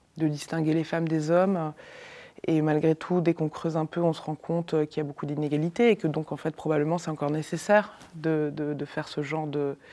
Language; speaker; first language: French; native; French